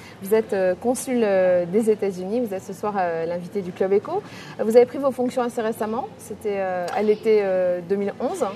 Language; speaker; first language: French; native; French